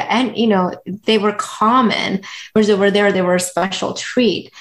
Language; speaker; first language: English; early bilingual, other home language; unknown